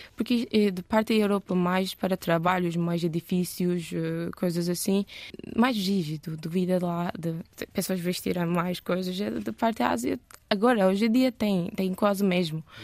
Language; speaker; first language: Portuguese; non-native, learner; Turkish